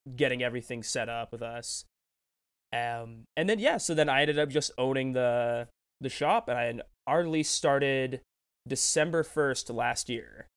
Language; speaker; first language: English; native; English